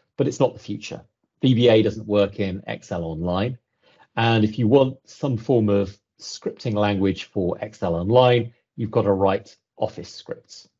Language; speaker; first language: English; native; English